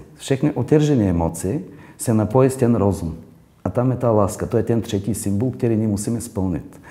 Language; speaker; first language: Czech; non-native, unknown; Bulgarian